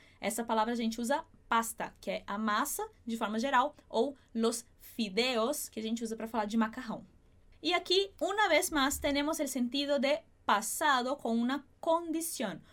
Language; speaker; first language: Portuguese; native; Portuguese